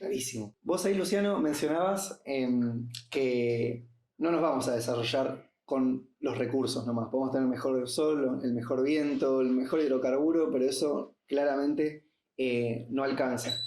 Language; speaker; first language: Spanish; native; Spanish